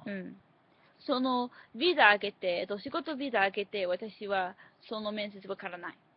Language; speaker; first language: Japanese; non-native, learner; English